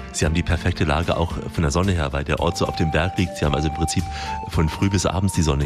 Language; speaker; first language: German; native; German